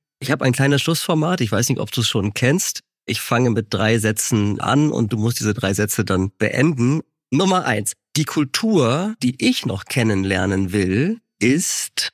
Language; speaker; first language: German; native; German